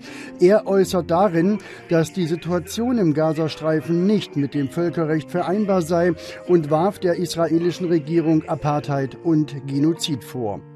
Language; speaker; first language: German; native; German